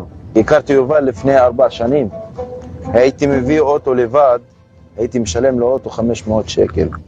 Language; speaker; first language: Hebrew; non-native, local second language; Arabic